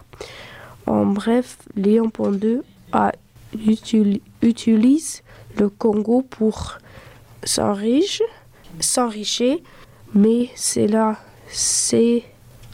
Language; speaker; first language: French; early bilingual, other home language; Dutch